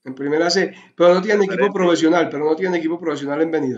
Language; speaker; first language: Spanish; native; Spanish